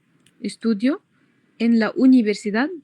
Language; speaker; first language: Spanish; non-native, fluent; Arabic